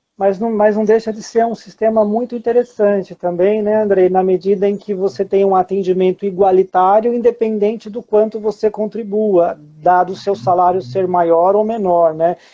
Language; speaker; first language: Portuguese; native; Portuguese